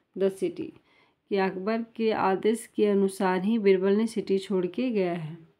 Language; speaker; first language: Hindi; native; Hindi